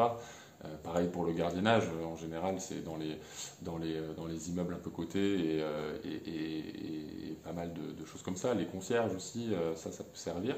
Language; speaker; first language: French; native; French